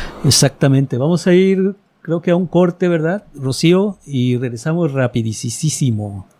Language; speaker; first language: Spanish; native; Spanish